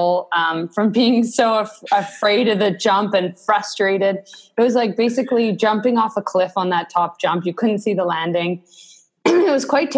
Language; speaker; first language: English; native; English